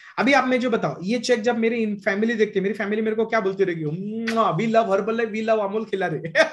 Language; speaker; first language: Hindi; non-native, local second language; Marathi